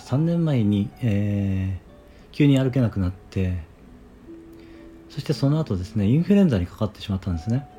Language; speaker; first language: Japanese; native; Japanese